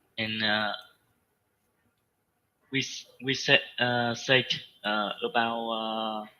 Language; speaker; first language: English; non-native, learner; Vietnamese